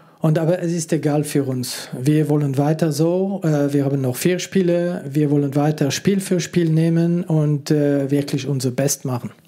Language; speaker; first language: German; non-native, local second language; French